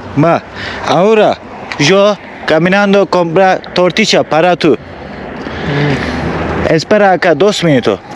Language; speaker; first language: Spanish; non-native, learner; Turkish